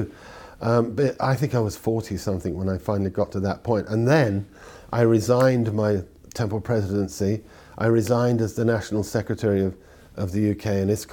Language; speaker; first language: English; native; English